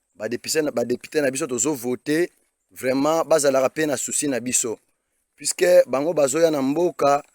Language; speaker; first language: Lingala; non-native, local second language; Luba-Lulua